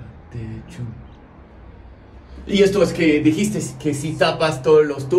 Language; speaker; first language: Spanish; non-native, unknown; English